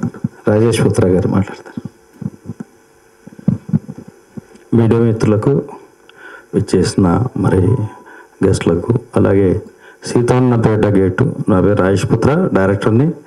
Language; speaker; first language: Telugu; native; Telugu